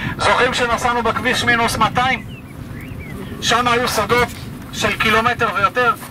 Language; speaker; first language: Hebrew; native; Hebrew